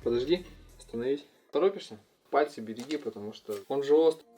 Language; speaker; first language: Russian; native; Russian